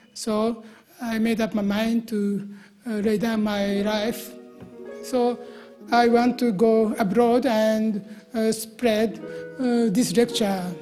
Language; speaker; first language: English; non-native, learner; Japanese